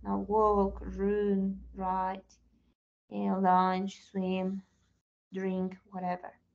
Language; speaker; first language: English; non-native, learner; Spanish